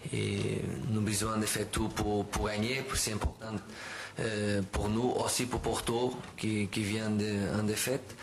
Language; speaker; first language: French; non-native, learner; Portuguese